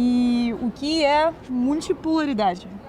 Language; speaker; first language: Portuguese; non-native, fluent; Russian